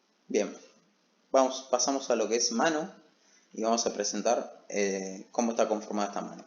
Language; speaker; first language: Spanish; native; Spanish